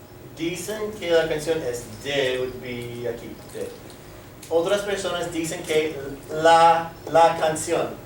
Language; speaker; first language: Spanish; non-native, fluent; English